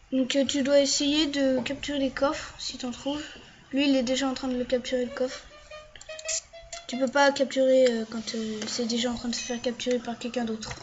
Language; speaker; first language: French; native; French